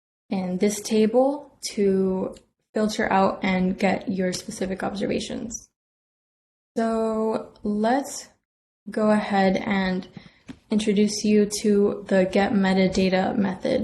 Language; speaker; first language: English; native; English